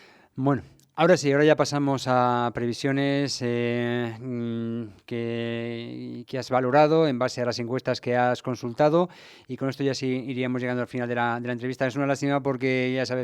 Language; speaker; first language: Spanish; native; Spanish